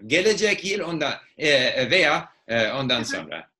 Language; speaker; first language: Turkish; non-native, learner; English